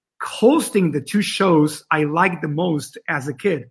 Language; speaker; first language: English; non-native, fluent; Spanish